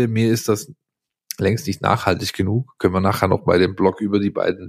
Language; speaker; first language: German; native; German